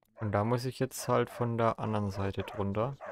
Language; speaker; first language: German; native; German